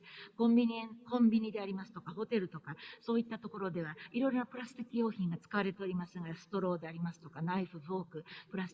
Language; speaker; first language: Japanese; native; Japanese